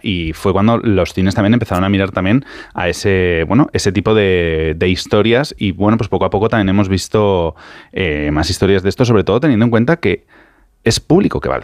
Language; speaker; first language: Spanish; native; Spanish